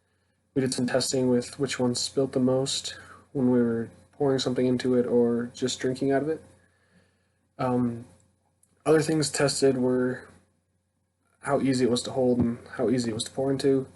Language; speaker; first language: English; native; English